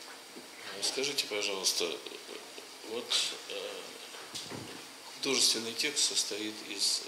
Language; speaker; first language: Russian; native; Russian